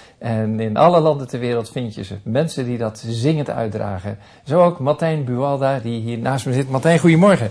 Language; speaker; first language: Dutch; native; Dutch